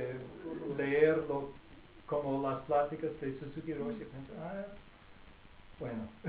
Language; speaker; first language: Spanish; non-native, fluent; English